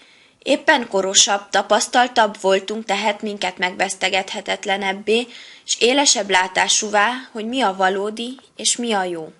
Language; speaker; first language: Hungarian; native; Hungarian